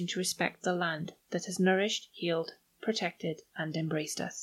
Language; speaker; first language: English; native; English